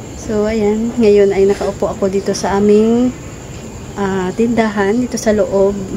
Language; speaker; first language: Filipino; non-native, local second language; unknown